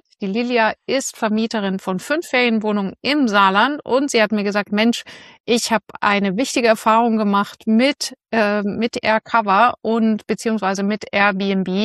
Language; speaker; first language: German; native; German